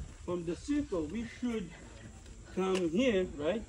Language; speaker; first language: English; non-native, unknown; Portuguese